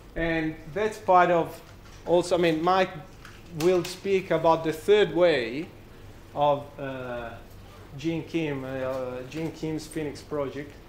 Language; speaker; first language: English; non-native, fluent; Italian